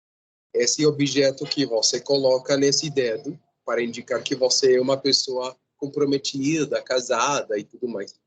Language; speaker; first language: Portuguese; non-native, fluent; Spanish